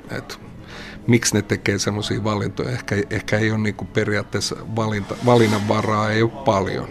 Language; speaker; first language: Finnish; native; Finnish